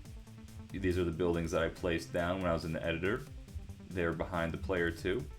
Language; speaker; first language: English; native; English